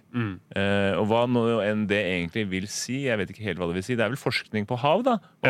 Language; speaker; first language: Norwegian; native; Norwegian